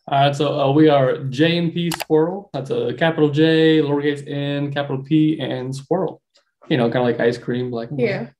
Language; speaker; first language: English; native; English